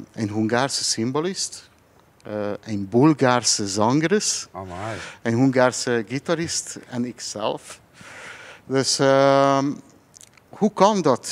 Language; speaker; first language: Dutch; non-native, fluent; Hungarian